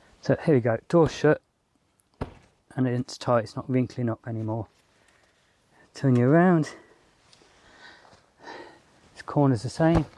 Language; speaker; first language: English; native; English